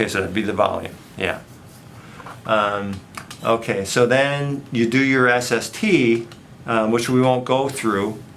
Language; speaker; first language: English; native; English